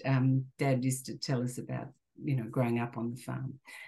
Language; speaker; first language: English; native; English